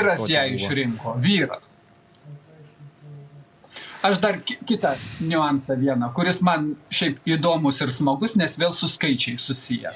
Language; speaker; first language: Lithuanian; native; Lithuanian